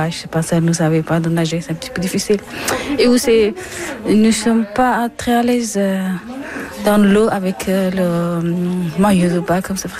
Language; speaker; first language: French; non-native, learner; Persian